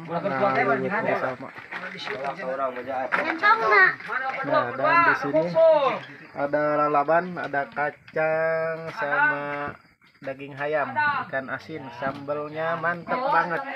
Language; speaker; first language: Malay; non-native, local second language; Sundanese